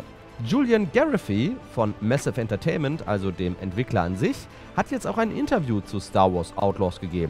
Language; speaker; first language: German; native; German